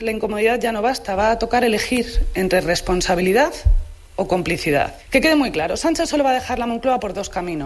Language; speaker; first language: Spanish; native; Spanish